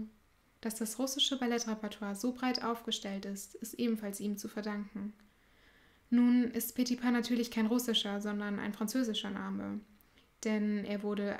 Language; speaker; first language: German; native; German